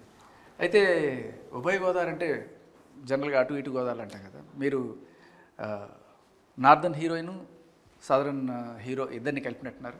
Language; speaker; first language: Telugu; native; Telugu